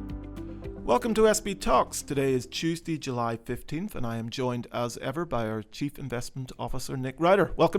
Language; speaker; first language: English; native; English